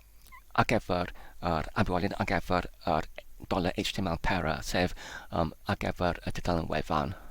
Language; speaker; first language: Welsh; non-native, learner; English